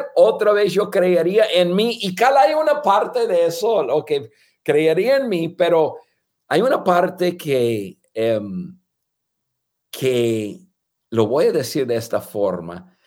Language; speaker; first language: Spanish; non-native, fluent; English